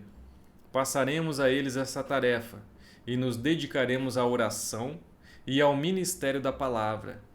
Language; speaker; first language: Portuguese; native; Portuguese